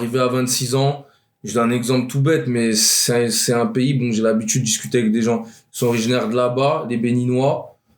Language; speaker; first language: French; native; French